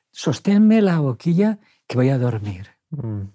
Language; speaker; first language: Spanish; native; Spanish